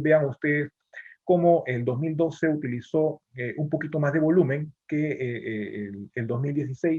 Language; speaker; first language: Spanish; native; Spanish